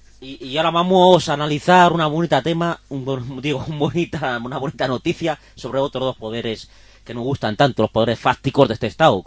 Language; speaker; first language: Spanish; native; Spanish